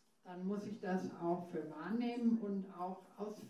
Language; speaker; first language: German; non-native, fluent; English